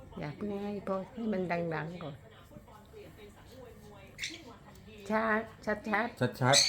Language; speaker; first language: Thai; native; Thai